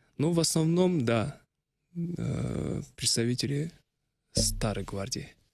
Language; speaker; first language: Russian; non-native, local second language; Kazakh